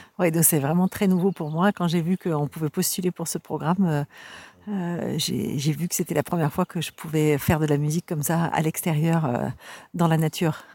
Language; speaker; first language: French; native; French